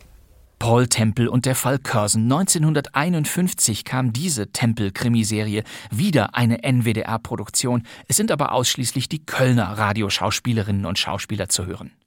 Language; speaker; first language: German; native; German